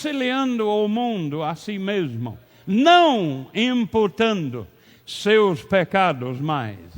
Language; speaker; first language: Portuguese; non-native, learner; English